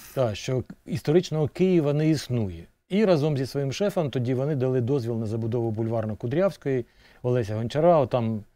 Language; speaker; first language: Ukrainian; native; Ukrainian